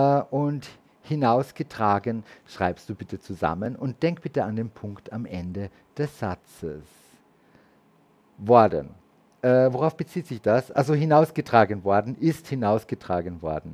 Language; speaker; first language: German; native; German